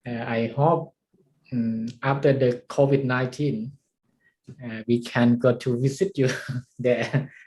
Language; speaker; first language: English; non-native, learner; Thai